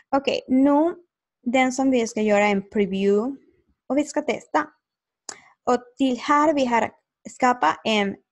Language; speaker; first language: Swedish; non-native, learner; Spanish